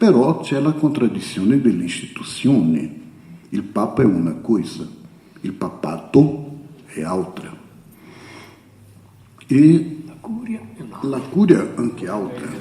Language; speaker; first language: Italian; non-native, fluent; Portuguese